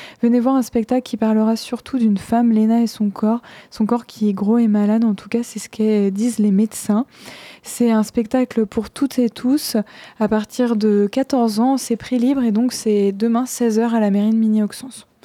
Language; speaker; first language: French; native; French